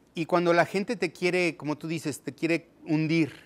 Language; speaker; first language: Spanish; native; Spanish